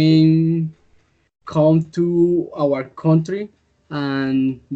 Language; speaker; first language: English; non-native, learner; Spanish